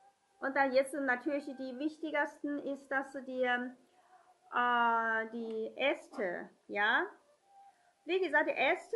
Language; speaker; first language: German; non-native, learner; Chinese